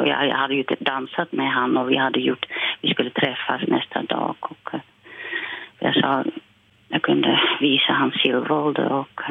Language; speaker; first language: Swedish; non-native, fluent; Dutch